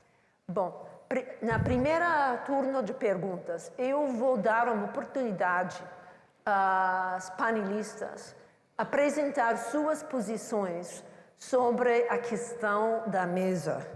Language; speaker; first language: Portuguese; non-native, learner; English